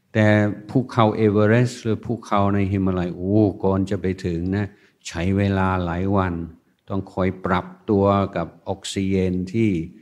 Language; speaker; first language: Thai; non-native, fluent; English